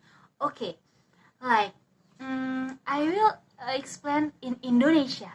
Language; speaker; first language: English; non-native, learner; Indonesian